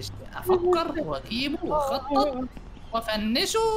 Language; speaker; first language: Arabic; native; Arabic